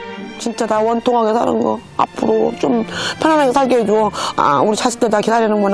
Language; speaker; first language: Korean; native; Korean